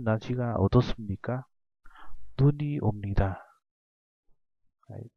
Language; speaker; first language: Korean; non-native, learner; Vietnamese